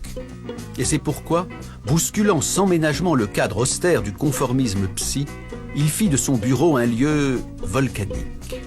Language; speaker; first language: French; native; French